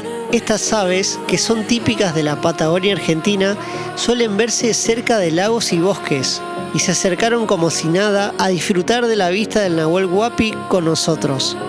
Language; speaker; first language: Spanish; native; Spanish